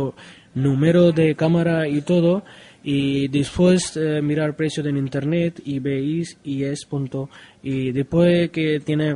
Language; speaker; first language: Spanish; non-native, learner; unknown